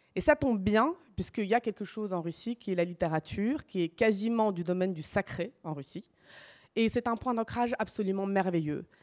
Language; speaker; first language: French; early bilingual, other home language; Russian